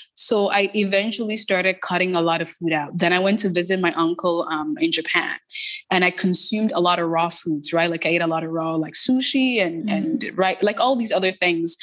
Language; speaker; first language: English; early bilingual, other home language; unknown